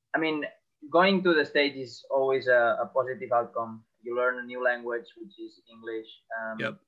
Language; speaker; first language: English; non-native, fluent; Catalan